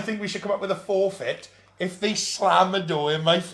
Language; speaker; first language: English; native; English